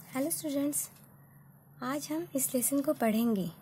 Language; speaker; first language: Hindi; non-native, local second language; Marathi